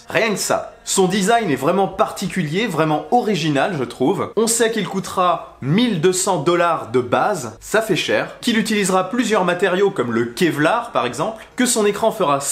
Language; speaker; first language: French; native; French